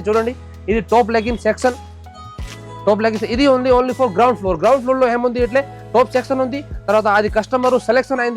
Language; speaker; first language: Telugu; non-native, local second language; Urdu